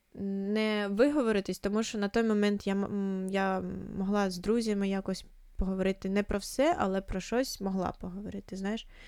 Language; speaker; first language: Ukrainian; non-native, local second language; Russian